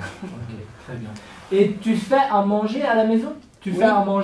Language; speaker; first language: French; non-native, fluent; Kurdish